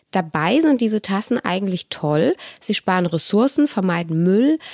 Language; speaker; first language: German; native; German